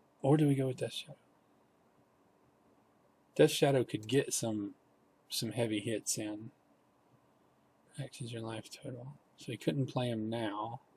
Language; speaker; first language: English; native; English